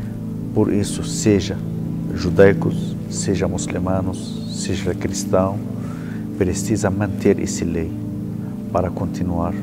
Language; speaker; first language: Portuguese; non-native, learner; Arabic